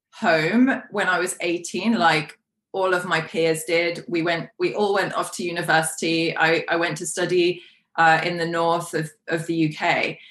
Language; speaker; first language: English; non-native, local second language; Polish